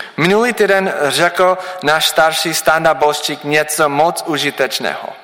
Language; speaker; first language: Czech; non-native, learner; English